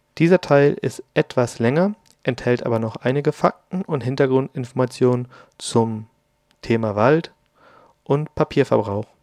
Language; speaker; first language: German; native; German